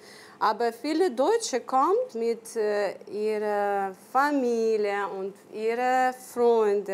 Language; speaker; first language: German; non-native, learner; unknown